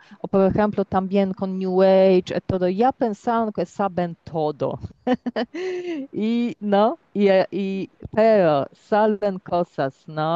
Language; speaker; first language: Spanish; non-native, learner; Polish